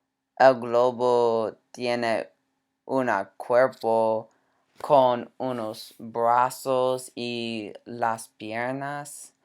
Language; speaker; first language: Spanish; non-native, learner; English